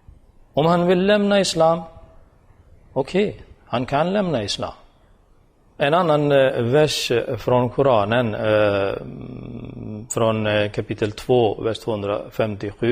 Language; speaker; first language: Swedish; non-native, fluent; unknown